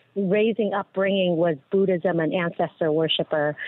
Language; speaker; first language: English; early bilingual, other home language; Vietnamese